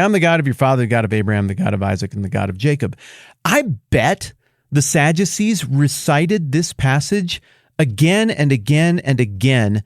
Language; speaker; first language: English; native; English